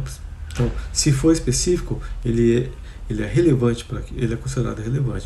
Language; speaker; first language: Portuguese; native; Portuguese